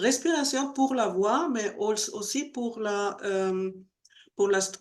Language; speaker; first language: French; non-native, learner; Spanish